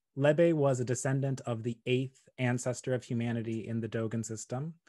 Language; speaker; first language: English; native; English